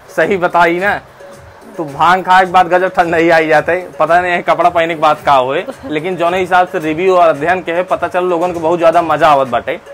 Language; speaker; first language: Hindi; native; Hindi